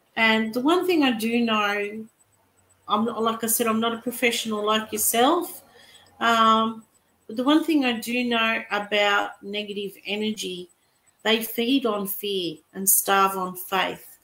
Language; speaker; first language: English; native; English